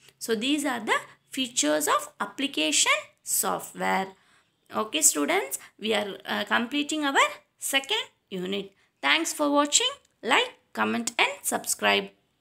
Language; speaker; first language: English; non-native, local second language; Tamil